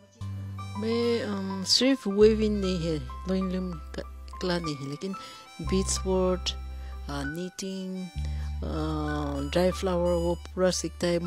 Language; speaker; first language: Hindi; non-native, local second language; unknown